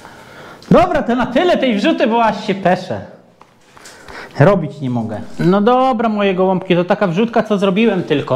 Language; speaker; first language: Polish; native; Polish